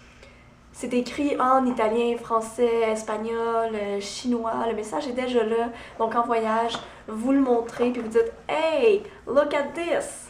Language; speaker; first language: French; native; French